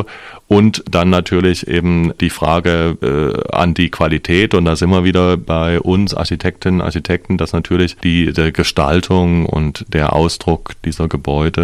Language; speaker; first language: German; native; German